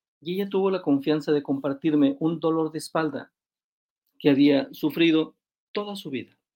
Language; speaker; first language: Spanish; native; Spanish